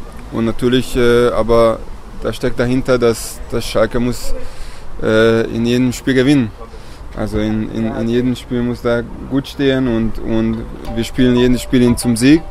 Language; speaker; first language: German; non-native, learner; Hungarian